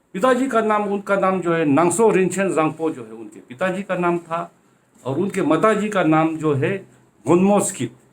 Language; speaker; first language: Hindi; non-native, local second language; Ladakhi